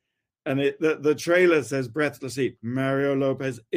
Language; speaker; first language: English; native; English